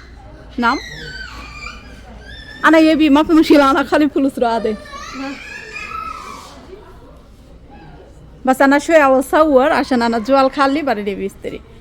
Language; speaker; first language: Arabic; non-native, learner; Bangla